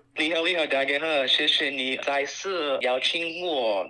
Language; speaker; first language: Chinese; non-native, learner; English